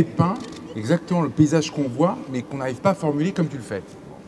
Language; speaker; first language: French; native; French